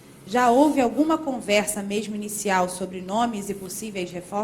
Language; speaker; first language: Portuguese; native; Portuguese